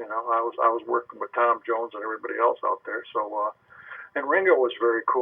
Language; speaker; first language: English; native; English